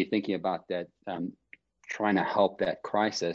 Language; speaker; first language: English; native; English